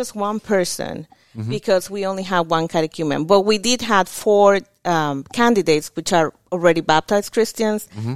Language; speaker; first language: English; non-native, fluent; Spanish